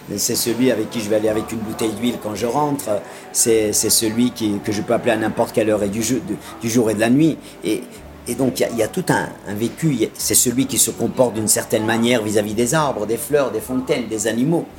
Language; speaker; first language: French; non-native, local second language; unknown